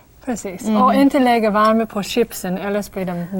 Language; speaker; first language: Swedish; non-native, fluent; English